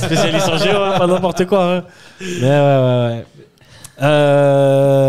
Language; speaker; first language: French; native; French